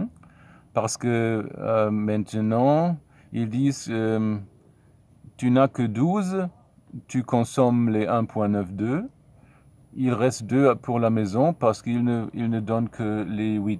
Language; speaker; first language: French; non-native, fluent; German